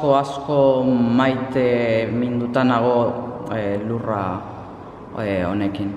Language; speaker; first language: Basque; non-native, learner; Spanish